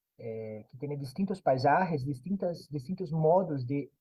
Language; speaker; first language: Spanish; non-native, fluent; Portuguese